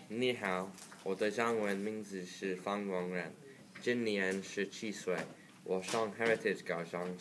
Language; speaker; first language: Chinese; non-native, learner; English